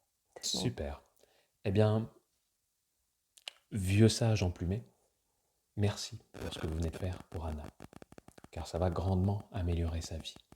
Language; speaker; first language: French; native; French